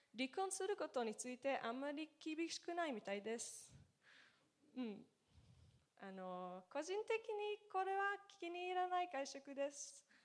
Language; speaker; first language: Japanese; non-native, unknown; Hebrew